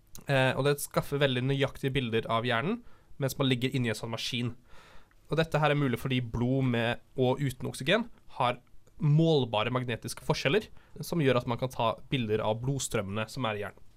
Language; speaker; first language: Norwegian; native; Norwegian